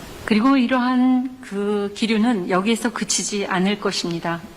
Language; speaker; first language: Korean; native; Korean